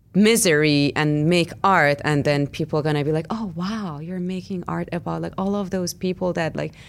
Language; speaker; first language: English; non-native, fluent; Persian